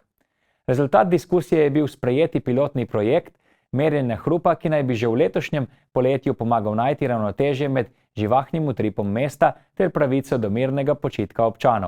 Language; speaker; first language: Slovenian; native; Slovenian